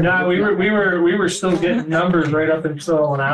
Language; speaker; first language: English; native; English